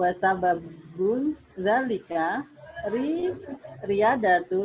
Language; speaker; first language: Arabic; non-native, learner; Indonesian